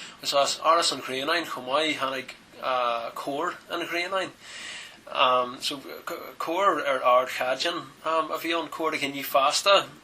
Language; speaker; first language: Irish; native; Irish